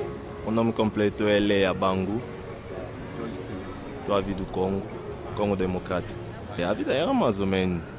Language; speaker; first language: Portuguese; non-native, fluent; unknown